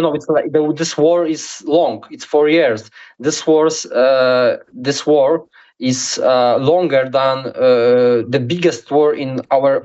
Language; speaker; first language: English; non-native, learner; Polish